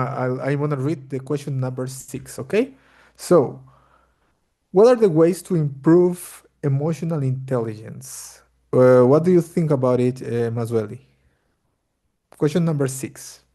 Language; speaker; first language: English; non-native, fluent; Spanish